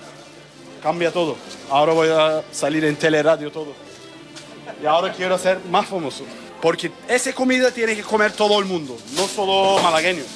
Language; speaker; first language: Spanish; non-native, learner; Turkish